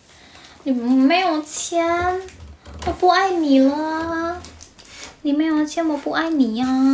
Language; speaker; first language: Chinese; non-native, learner; Indonesian